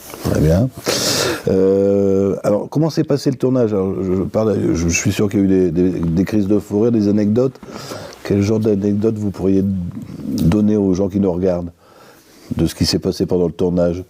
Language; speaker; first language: French; native; French